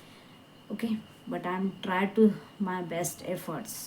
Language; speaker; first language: English; non-native, learner; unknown